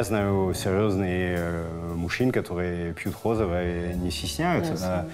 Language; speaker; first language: Russian; non-native, fluent; French